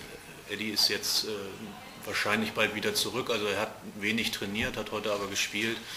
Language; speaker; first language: German; native; German